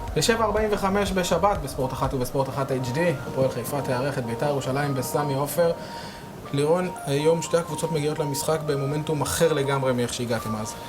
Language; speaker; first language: Hebrew; native; Hebrew